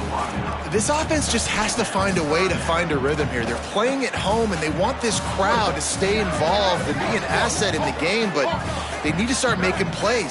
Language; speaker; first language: English; native; English